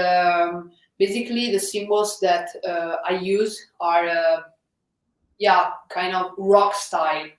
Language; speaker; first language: English; non-native, fluent; Italian